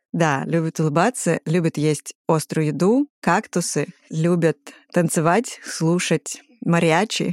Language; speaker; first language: Russian; native; Russian